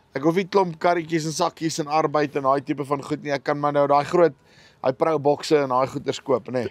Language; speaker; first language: Afrikaans; native; Afrikaans